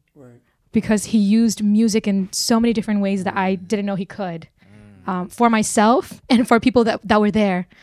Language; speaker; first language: English; early bilingual, other home language; Burmese